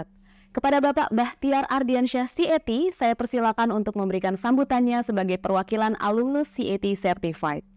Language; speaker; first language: Indonesian; native; Indonesian